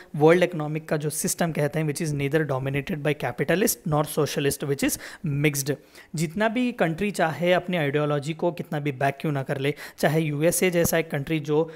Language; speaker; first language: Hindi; non-native, local second language; Telugu